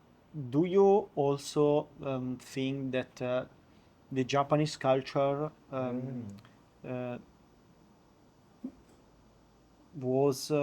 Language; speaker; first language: English; non-native, learner; Italian